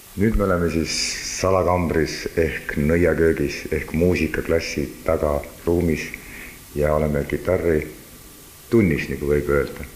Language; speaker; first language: Estonian; native; Estonian